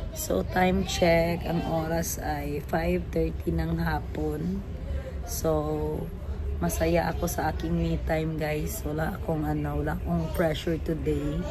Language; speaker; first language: Filipino; non-native, local second language; Cebuano